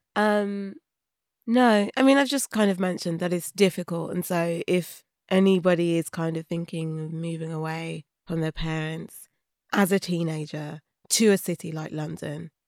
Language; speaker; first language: English; native; English